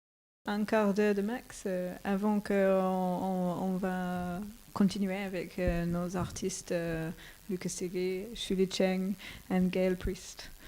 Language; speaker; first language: French; non-native, fluent; English